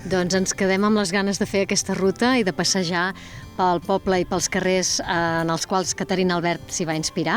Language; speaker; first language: Catalan; native; Catalan